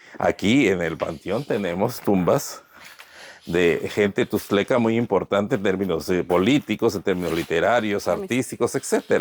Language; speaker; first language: Spanish; native; Spanish